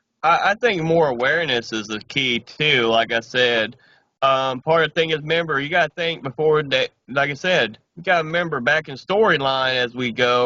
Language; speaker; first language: English; native; English